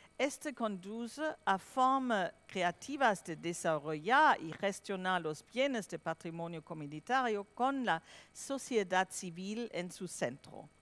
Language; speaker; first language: Spanish; non-native, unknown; German